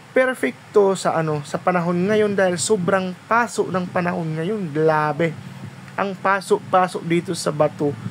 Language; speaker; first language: Filipino; non-native, local second language; Waray